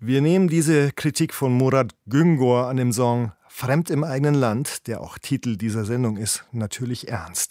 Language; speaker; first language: German; native; German